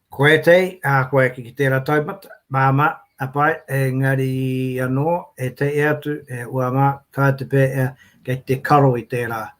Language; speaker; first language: Māori; native; Māori